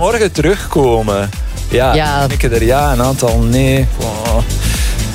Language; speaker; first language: Dutch; native; Dutch